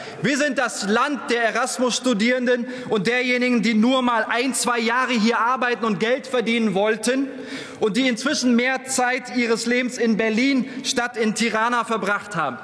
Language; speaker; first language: German; early bilingual, other home language; Turkish